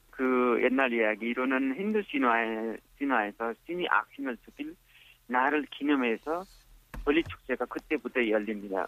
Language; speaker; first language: Korean; non-native, fluent; Nepali